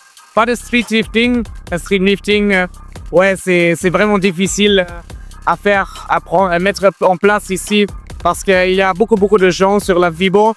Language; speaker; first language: French; non-native, fluent; German